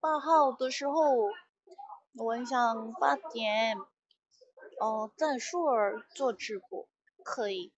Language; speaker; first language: Chinese; non-native, learner; Korean